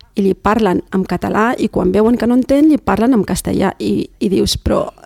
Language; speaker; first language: Catalan; early bilingual, other home language; Arabic